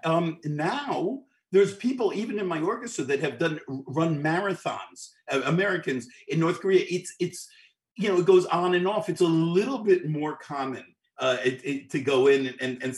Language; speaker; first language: English; native; English